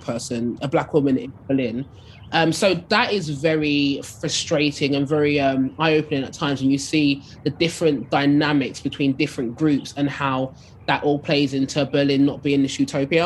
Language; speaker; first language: English; native; English